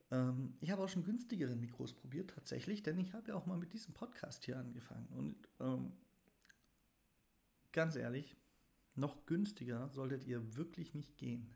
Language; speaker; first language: German; native; German